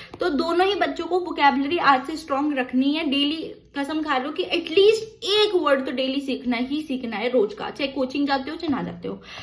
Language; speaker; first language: Hindi; native; Hindi